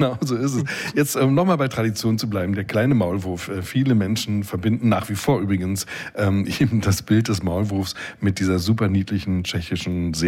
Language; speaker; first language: German; native; German